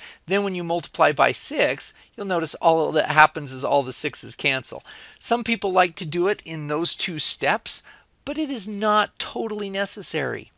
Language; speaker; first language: English; native; English